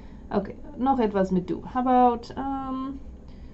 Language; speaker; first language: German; non-native, fluent; English